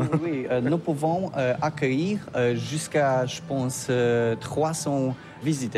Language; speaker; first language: French; non-native, learner; Polish